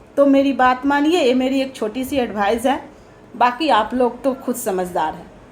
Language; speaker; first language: Hindi; native; Hindi